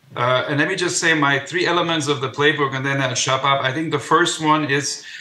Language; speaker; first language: English; non-native, fluent; German